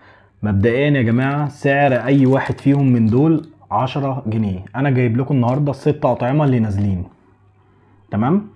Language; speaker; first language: Arabic; native; Arabic